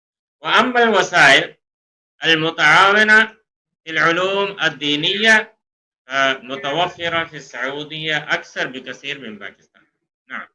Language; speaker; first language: Arabic; non-native, fluent; Urdu